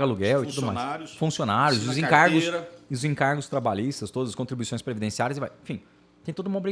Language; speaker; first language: Portuguese; native; Portuguese